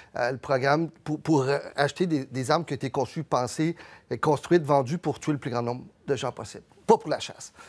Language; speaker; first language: French; early bilingual, other home language; Spanish